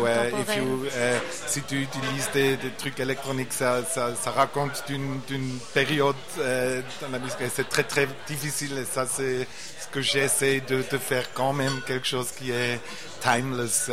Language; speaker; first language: French; non-native, learner; Portuguese